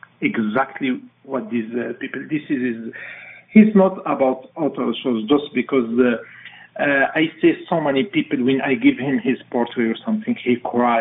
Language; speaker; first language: English; non-native, learner; French